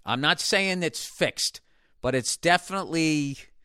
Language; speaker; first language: English; native; English